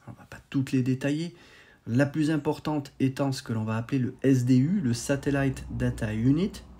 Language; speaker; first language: French; native; French